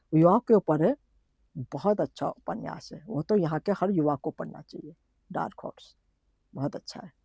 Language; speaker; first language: Hindi; native; Hindi